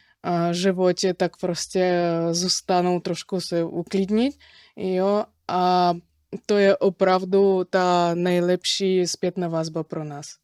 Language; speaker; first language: Czech; non-native, fluent; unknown